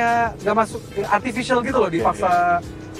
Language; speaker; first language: Indonesian; native; Indonesian